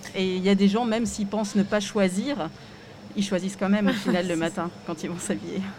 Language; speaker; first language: French; native; French